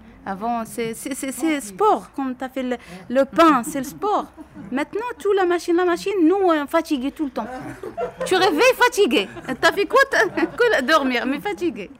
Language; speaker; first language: French; non-native, learner; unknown